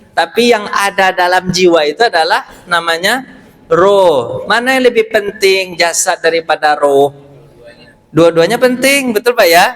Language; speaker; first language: Indonesian; non-native, local second language; Minangkabau